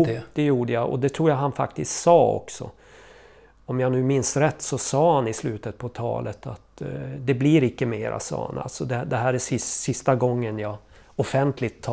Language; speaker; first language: Swedish; native; Swedish